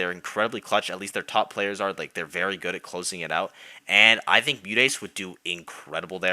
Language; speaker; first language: English; native; English